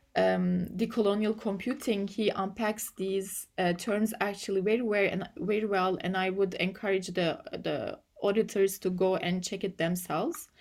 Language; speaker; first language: English; non-native, fluent; Turkish